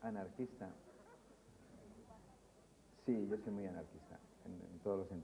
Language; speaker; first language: Spanish; native; Spanish